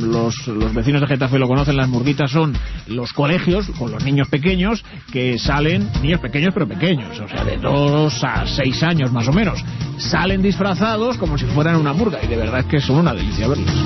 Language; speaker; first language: Spanish; native; Spanish